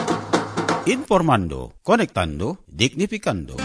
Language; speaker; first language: Spanish; non-native, fluent; Indonesian